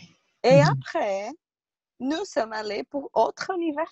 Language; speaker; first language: French; non-native, learner; Portuguese